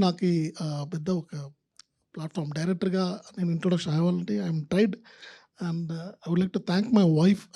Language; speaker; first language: Telugu; non-native, learner; Tamil